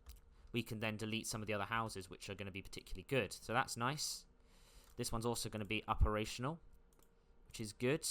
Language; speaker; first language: English; native; English